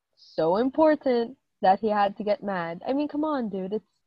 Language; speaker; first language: English; native; English